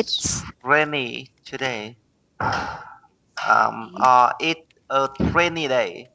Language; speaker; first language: English; non-native, learner; Vietnamese